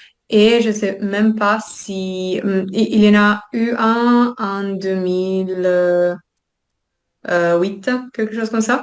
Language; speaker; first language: French; non-native, fluent; Italian